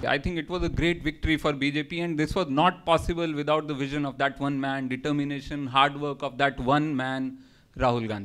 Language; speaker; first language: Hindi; native; Hindi